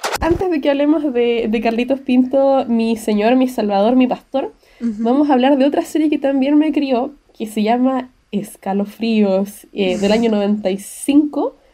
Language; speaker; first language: Spanish; native; Spanish